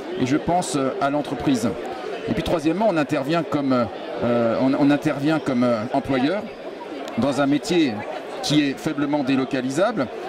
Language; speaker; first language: French; native; French